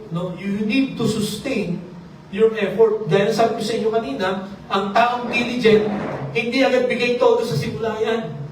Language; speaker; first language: Filipino; non-native, local second language; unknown